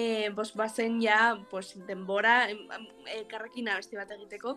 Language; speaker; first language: Basque; non-native, local second language; Spanish